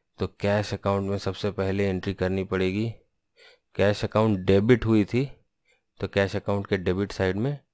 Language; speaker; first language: Hindi; non-native, local second language; Bangla